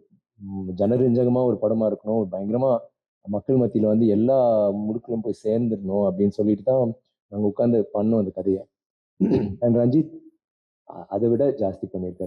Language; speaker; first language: Tamil; native; Tamil